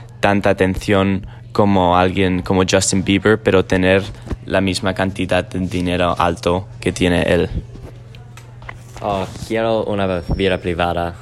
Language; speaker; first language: Spanish; non-native, learner; English